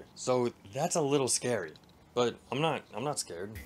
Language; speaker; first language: English; native; English